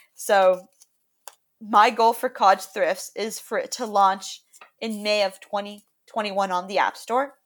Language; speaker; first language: English; native; English